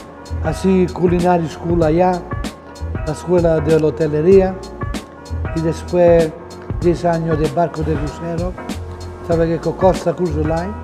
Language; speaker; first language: Spanish; non-native, fluent; Italian